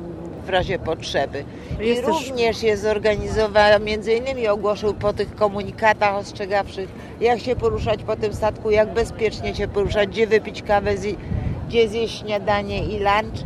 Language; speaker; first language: Polish; native; Polish